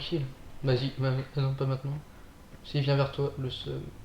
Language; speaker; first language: French; native; French